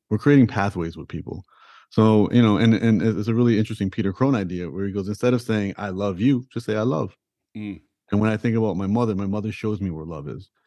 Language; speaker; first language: English; early bilingual, other home language; Punjabi